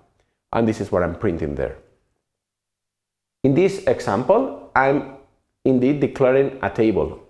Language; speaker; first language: English; non-native, fluent; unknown